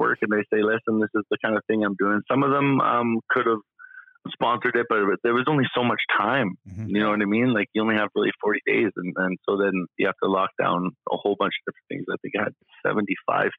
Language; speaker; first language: English; native; English